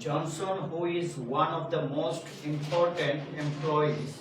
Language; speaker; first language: English; non-native, learner; Bangla